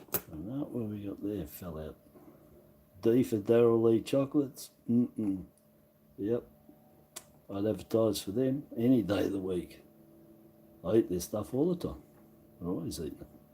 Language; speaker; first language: English; native; English